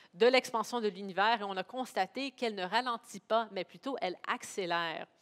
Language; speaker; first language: French; native; French